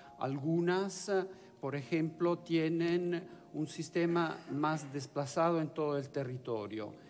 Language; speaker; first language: Spanish; non-native, fluent; Italian